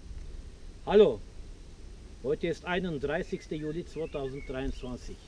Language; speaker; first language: German; non-native, fluent; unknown